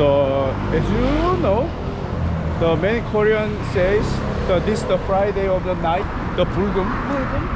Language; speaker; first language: English; non-native, learner; Korean